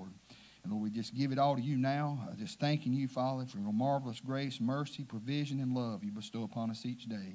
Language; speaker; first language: English; native; English